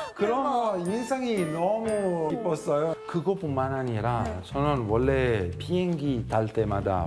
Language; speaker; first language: Korean; non-native, fluent; Italian